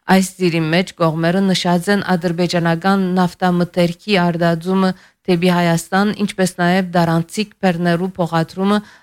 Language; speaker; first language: Armenian; early bilingual, heritage; Armenian